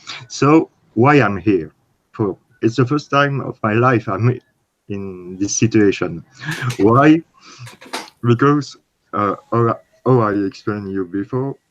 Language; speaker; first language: English; non-native, learner; French